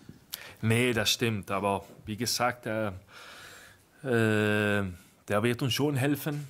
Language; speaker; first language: German; non-native, fluent; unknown